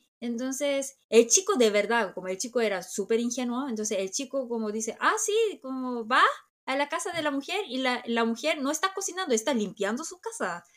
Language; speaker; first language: Spanish; non-native, fluent; Korean